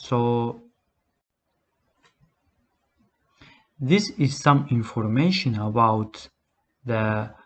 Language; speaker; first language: English; non-native, learner; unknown